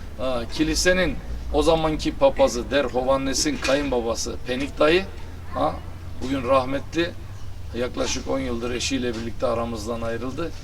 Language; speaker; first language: Turkish; non-native, local second language; Armenian